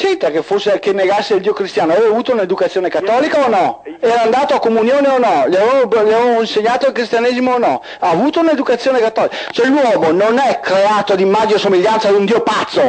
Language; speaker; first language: Italian; native; Italian